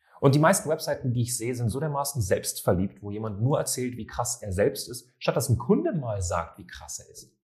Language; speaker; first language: German; native; German